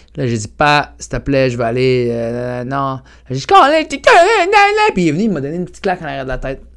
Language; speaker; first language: French; early bilingual, other home language; Arabic